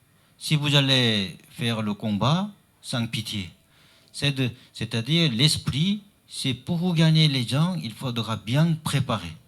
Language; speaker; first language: French; non-native, learner; Chinese